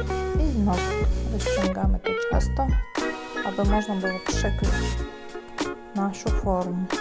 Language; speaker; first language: Polish; non-native, fluent; Ukrainian